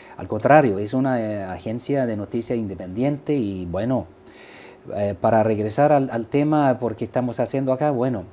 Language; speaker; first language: Spanish; non-native, fluent; Swedish